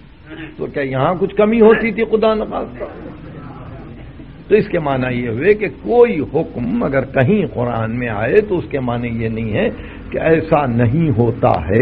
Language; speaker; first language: Urdu; native; Urdu